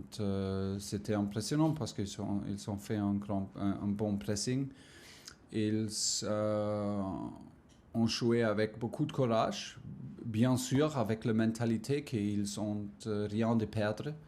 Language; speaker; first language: French; non-native, fluent; German